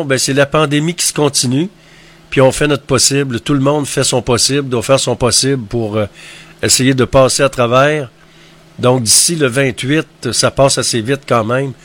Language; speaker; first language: French; native; French